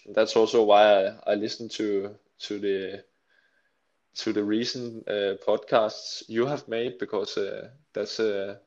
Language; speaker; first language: English; non-native, fluent; Danish